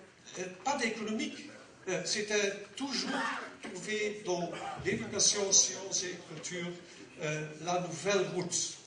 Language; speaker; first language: French; non-native, learner; Dutch